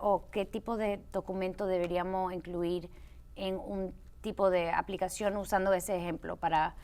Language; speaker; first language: Spanish; early bilingual, heritage; Spanish